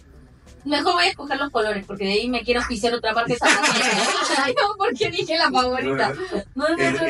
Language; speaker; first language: Spanish; native; Spanish